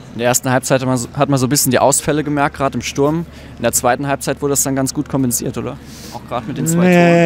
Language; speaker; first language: German; native; German